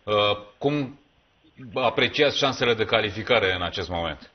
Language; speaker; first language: Romanian; native; Romanian